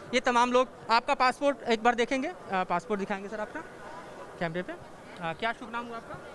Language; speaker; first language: Hindi; native; Hindi